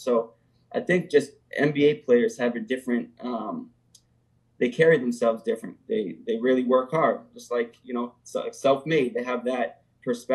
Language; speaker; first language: English; native; English